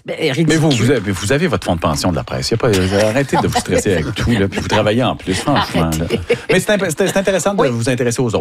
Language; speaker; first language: French; native; French